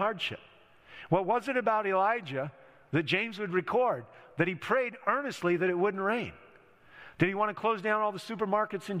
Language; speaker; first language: English; native; English